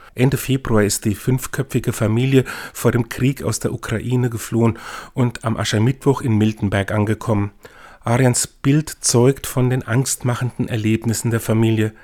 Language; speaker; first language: German; native; German